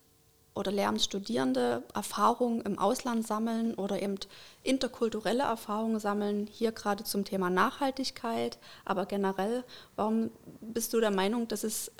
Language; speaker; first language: German; native; German